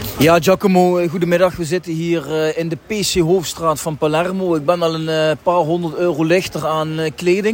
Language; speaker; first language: Dutch; native; Dutch